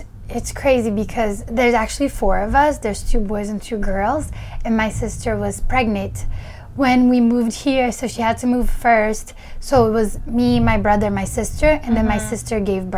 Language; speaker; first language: English; early bilingual, other home language; Portuguese